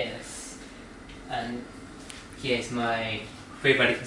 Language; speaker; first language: English; non-native, learner; Japanese